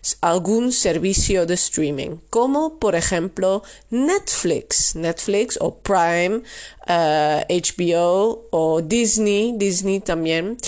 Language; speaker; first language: Spanish; non-native, fluent; Dutch